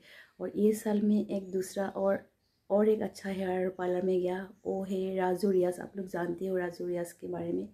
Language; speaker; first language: Hindi; non-native, local second language; Assamese